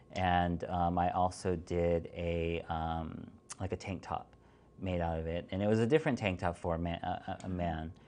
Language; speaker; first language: English; native; English